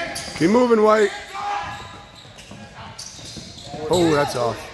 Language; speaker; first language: English; native; English